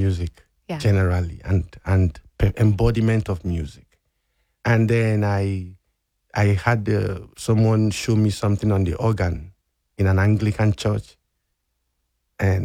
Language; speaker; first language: English; non-native, local second language; Igbo